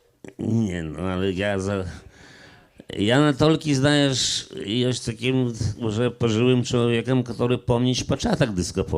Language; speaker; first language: Polish; non-native, local second language; Belarusian